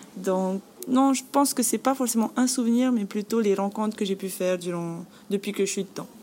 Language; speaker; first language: French; native; French